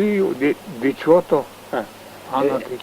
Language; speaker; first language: Italian; non-native, learner; Slovenian